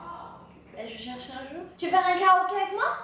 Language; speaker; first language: French; native; French